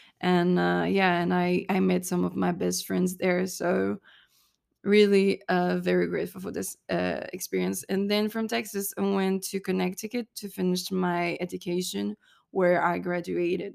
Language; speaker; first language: English; non-native, fluent; French